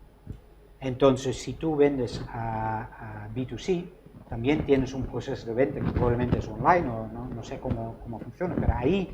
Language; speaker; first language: Spanish; non-native, fluent; Dutch